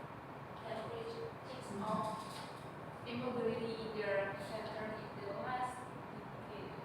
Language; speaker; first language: English; non-native, learner; Indonesian